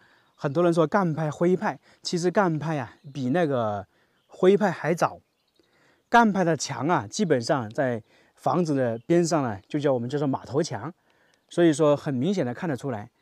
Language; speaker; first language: Chinese; native; Chinese